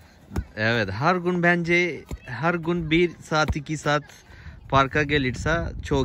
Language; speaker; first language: Turkish; non-native, learner; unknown